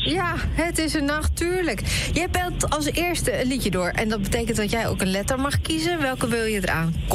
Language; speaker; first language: Dutch; native; Dutch